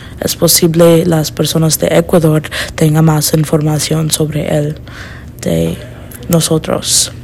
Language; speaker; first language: Spanish; non-native, learner; English